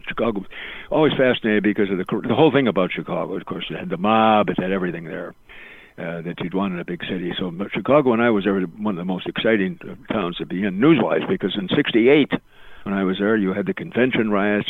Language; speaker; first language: English; native; English